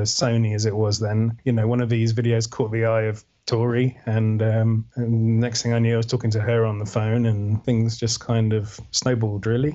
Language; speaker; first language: English; native; English